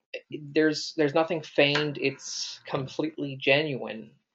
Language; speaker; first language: English; native; English